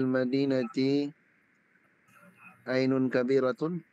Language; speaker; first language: Arabic; non-native, learner; Filipino